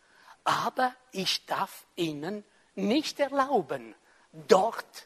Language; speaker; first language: German; non-native, fluent; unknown